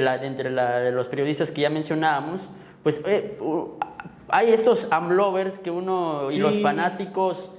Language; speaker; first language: Spanish; native; Spanish